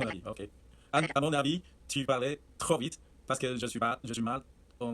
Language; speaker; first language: French; non-native, learner; Chinese